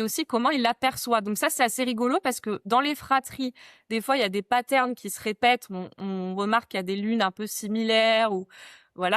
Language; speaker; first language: French; native; French